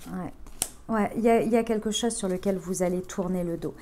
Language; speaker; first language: French; native; French